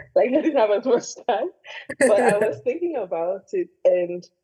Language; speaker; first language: English; non-native, local second language; Igbo